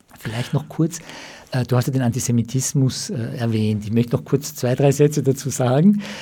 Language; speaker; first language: German; early bilingual, other home language; Persian